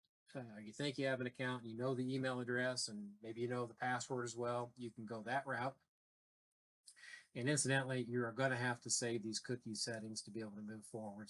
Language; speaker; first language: English; native; English